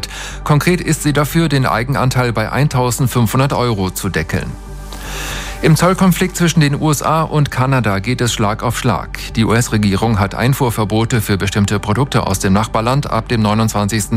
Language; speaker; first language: German; native; German